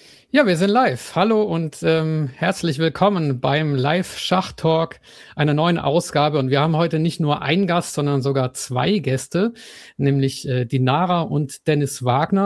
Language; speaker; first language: German; native; German